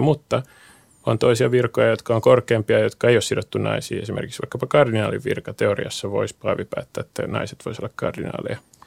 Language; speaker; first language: Finnish; native; Finnish